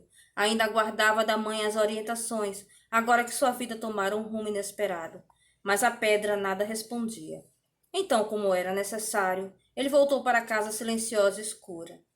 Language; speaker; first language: Portuguese; native; Portuguese